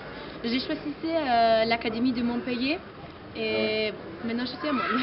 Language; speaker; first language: French; non-native, fluent; German